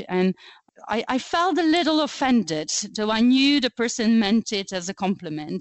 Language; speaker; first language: English; non-native, fluent; Dutch